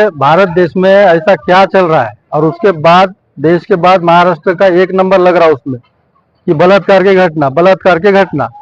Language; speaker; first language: Hindi; non-native, local second language; Marathi